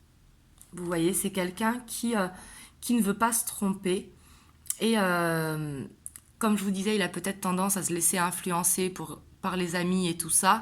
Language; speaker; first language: French; native; French